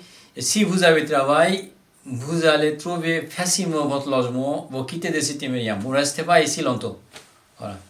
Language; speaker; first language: French; non-native, learner; Bangla